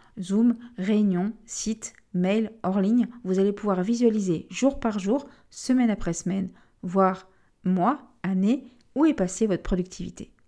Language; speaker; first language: French; native; French